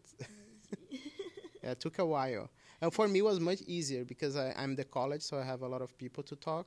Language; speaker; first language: English; non-native, fluent; Portuguese